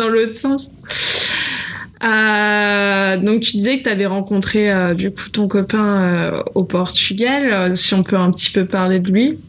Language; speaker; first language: French; native; French